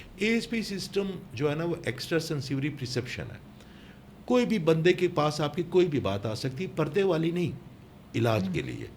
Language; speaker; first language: Urdu; non-native, local second language; Pashto